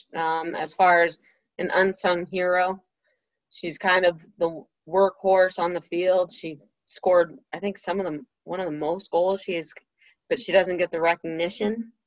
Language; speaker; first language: English; native; English